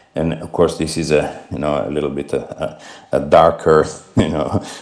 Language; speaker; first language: English; non-native, fluent; Italian